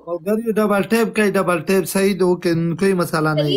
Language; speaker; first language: Hindi; non-native, local second language; Pashto